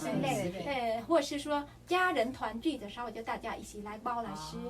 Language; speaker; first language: Chinese; non-native, fluent; Vietnamese